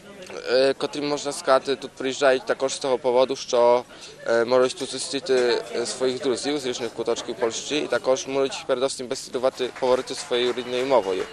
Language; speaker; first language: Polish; non-native, local second language; Rusyn